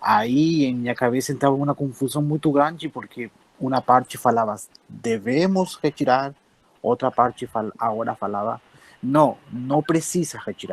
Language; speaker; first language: Portuguese; non-native, fluent; Spanish